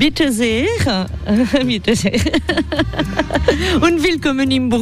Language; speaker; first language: German; non-native, fluent; French